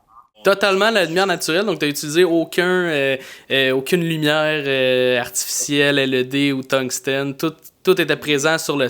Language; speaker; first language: French; native; French